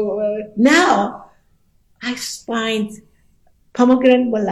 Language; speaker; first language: English; non-native, fluent; Persian